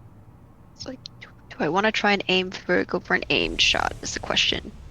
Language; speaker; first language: English; native; English